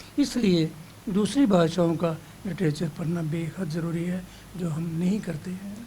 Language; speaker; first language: Hindi; non-native, local second language; Dogri